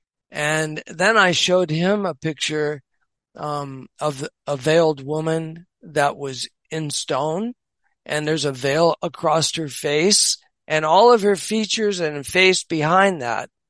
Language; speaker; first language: English; native; English